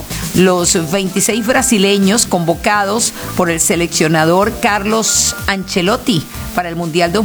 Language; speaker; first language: Spanish; native; Spanish